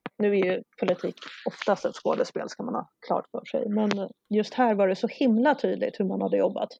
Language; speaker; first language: Swedish; non-native, local second language; Polish